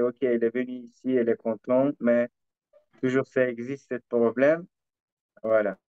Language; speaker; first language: French; non-native, learner; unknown